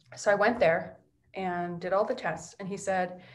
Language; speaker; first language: English; native; English